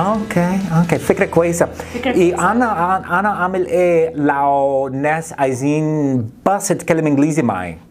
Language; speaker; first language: Arabic; non-native, learner; English